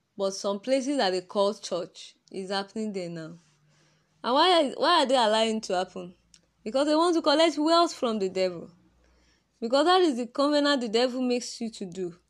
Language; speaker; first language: English; non-native, local second language; Yoruba